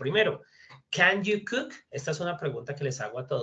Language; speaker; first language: Spanish; native; Spanish